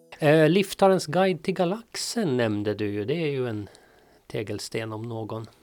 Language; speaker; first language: Swedish; native; Swedish